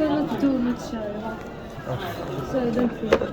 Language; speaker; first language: English; non-native, learner; Arabic